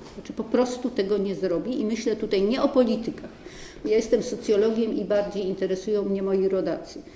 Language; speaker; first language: Polish; native; Polish